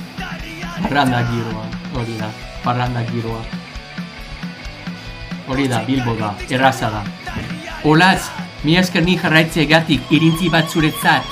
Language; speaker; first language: Basque; non-native, learner; English